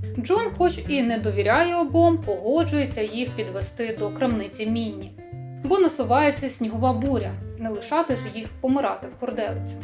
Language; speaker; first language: Ukrainian; native; Ukrainian